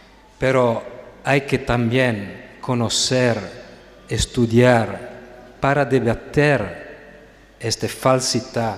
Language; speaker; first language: Spanish; non-native, fluent; Italian